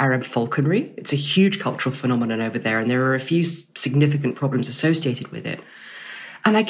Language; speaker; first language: English; native; English